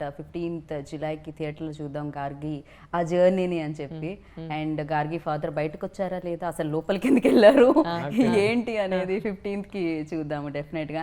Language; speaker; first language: Telugu; native; Telugu